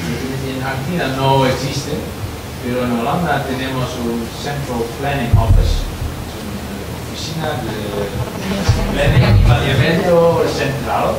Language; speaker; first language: Spanish; non-native, learner; Dutch